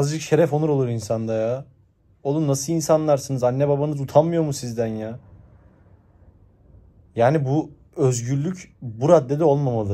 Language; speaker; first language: Turkish; native; Turkish